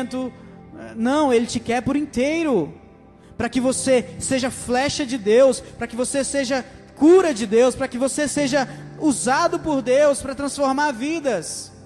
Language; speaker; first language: Portuguese; native; Portuguese